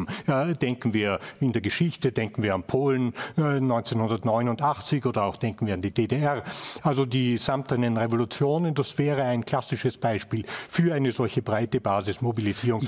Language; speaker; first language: German; native; German